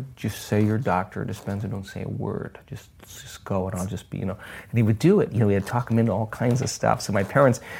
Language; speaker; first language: English; early bilingual, other home language; Italian